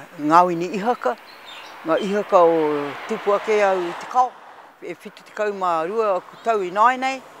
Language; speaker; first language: Māori; native; Māori